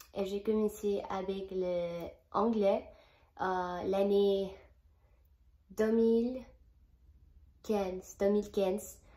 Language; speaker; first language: French; non-native, learner; Spanish